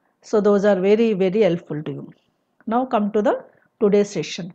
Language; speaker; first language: English; non-native, local second language; Telugu